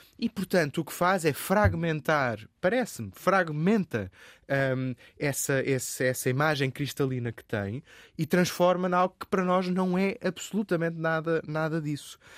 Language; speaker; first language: Portuguese; native; Portuguese